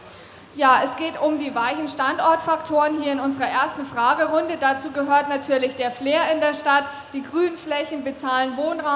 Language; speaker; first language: German; native; German